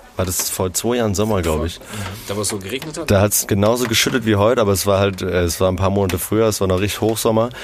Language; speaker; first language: German; non-native, fluent; French